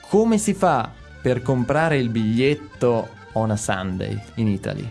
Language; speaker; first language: Italian; native; Italian